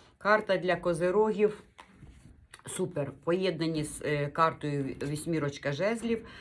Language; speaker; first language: Ukrainian; non-native, local second language; Russian